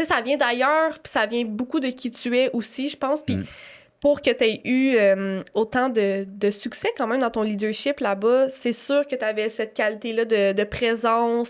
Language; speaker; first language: French; native; French